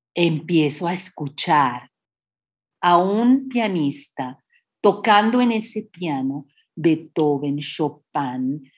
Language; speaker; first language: Spanish; native; Spanish